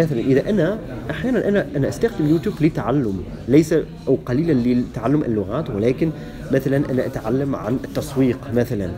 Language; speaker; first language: Arabic; non-native, learner; German